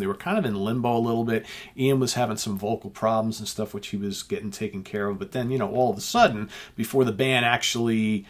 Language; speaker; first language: English; native; English